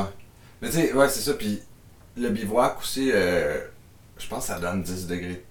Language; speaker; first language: French; native; French